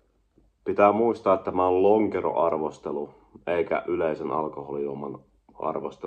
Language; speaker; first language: Finnish; native; Finnish